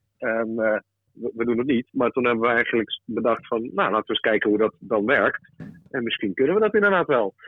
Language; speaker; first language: Dutch; early bilingual, other home language; Russian